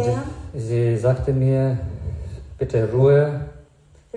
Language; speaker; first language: German; non-native, fluent; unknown